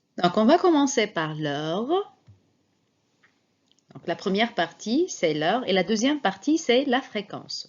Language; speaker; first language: French; non-native, fluent; Arabic